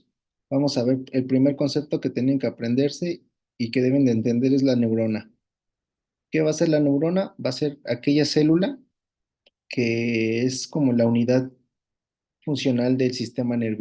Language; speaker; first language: Spanish; native; Spanish